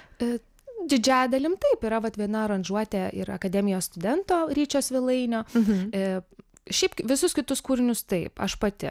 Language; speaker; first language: Lithuanian; native; Lithuanian